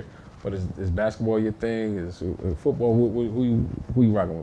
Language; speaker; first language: English; native; English